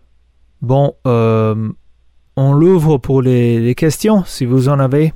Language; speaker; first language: French; non-native, fluent; Spanish